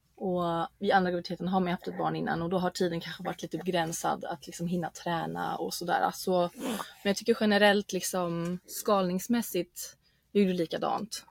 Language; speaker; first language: Swedish; non-native, fluent; German